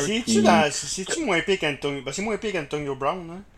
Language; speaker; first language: French; native; French